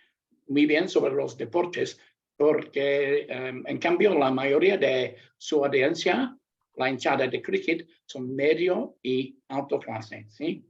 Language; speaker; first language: Spanish; non-native, learner; English